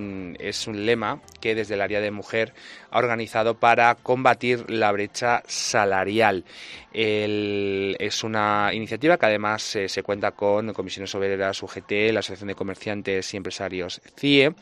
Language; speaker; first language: Spanish; native; Spanish